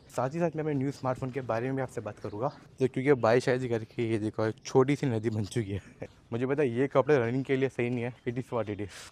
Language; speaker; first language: Hindi; non-native, local second language; Gujarati